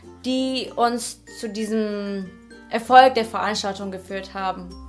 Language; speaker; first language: German; non-native, fluent; Indonesian